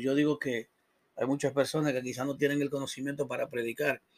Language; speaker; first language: Spanish; native; Spanish